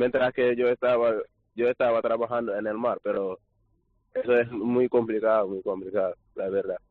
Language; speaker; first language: Spanish; non-native, learner; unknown